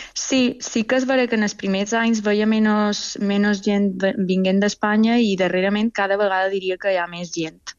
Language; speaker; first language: Catalan; native; Catalan